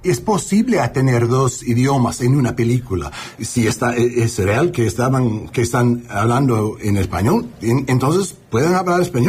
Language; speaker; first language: Spanish; non-native, learner; English